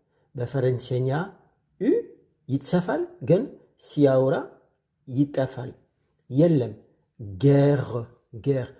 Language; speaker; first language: Amharic; non-native, fluent; French